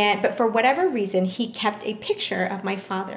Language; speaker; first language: English; early bilingual, other home language; Vietnamese